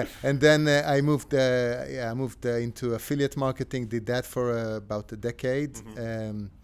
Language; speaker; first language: English; non-native, fluent; Hebrew